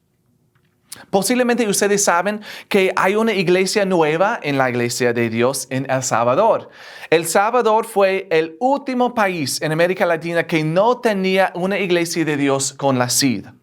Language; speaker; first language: Spanish; non-native, fluent; English